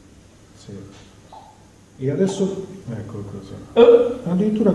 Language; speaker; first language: Italian; native; Italian